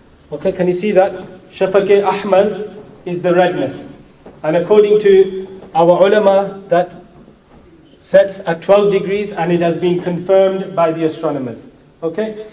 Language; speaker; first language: English; early bilingual, other home language; Urdu